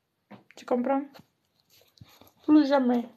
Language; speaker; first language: French; non-native, learner; Indonesian